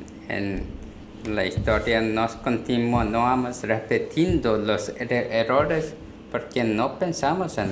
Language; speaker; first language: Spanish; non-native, learner; Korean